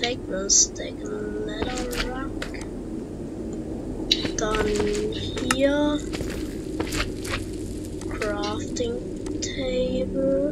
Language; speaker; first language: German; native; German